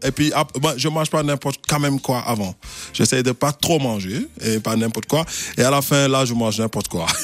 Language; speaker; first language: French; non-native, local second language; Wolof